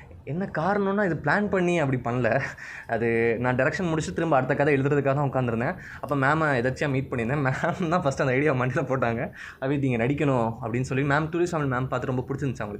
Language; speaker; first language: Tamil; native; Tamil